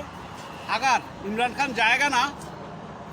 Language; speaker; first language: Hindi; non-native, fluent; Bangla